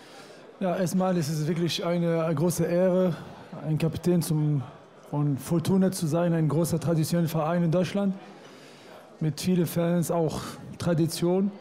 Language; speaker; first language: German; non-native, fluent; Arabic